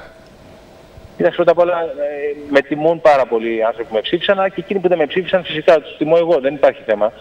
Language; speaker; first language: Greek; native; Greek